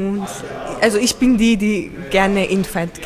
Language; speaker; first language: German; early bilingual, other home language; Turkish